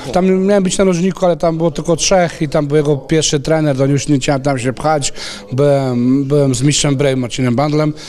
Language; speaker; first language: Polish; non-native, fluent; Serbian